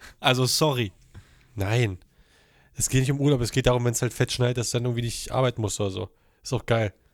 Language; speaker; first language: German; native; German